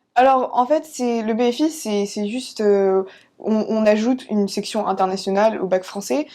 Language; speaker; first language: French; early bilingual, other home language; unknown